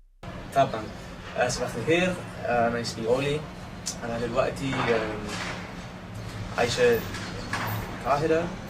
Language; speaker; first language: Arabic; non-native, fluent; English